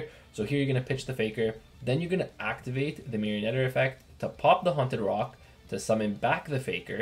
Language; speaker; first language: English; native; English